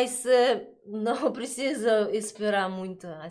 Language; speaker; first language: Portuguese; non-native, learner; Russian